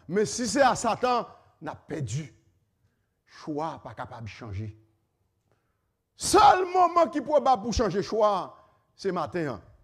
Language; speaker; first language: French; native; French